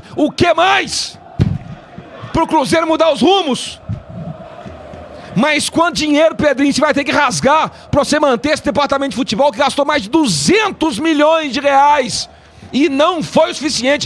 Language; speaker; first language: Portuguese; native; Portuguese